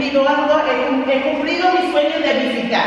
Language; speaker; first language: Spanish; non-native, fluent; English